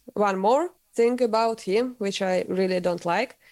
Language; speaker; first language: English; non-native, learner; Russian